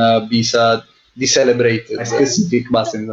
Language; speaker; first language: Indonesian; non-native, learner; Italian